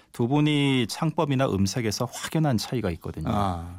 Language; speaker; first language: Korean; native; Korean